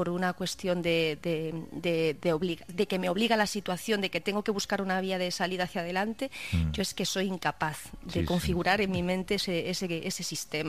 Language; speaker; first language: Spanish; native; Spanish